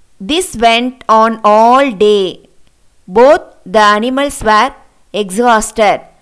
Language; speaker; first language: English; non-native, local second language; Tamil